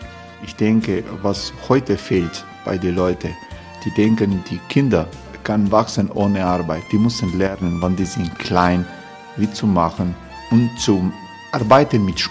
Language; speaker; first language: German; non-native, learner; Croatian